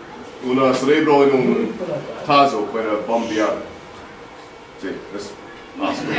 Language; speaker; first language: Spanish; non-native, learner; English